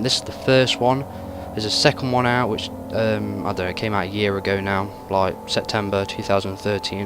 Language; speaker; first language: English; native; English